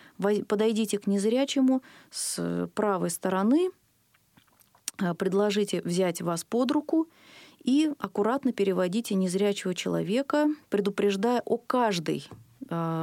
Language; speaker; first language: Russian; native; Russian